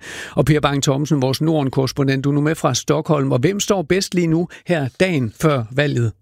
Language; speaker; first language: Danish; native; Danish